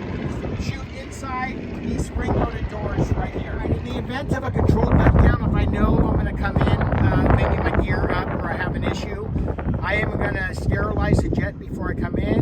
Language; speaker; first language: English; native; English